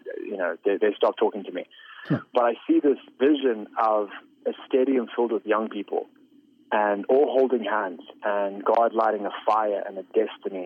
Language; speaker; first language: English; native; English